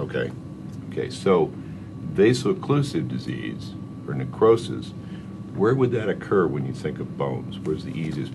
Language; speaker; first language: English; native; English